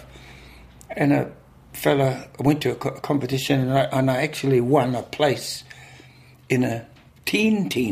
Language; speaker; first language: English; native; English